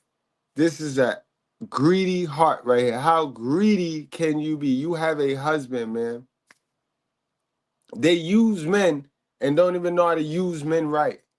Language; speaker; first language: English; native; English